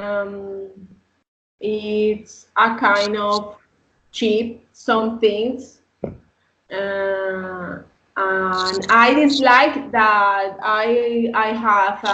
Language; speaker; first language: English; non-native, learner; Spanish